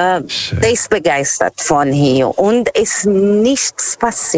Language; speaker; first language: German; non-native, learner; Portuguese